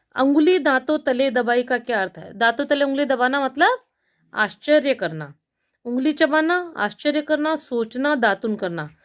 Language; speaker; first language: Hindi; native; Hindi